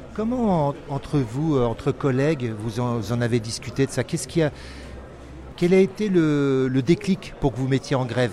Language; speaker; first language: French; native; French